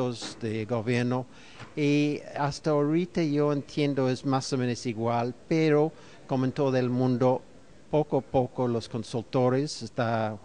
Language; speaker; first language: Spanish; non-native, fluent; English